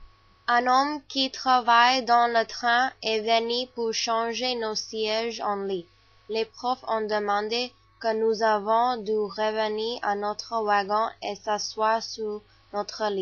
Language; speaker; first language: French; non-native, learner; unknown